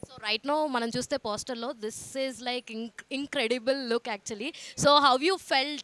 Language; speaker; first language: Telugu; native; Telugu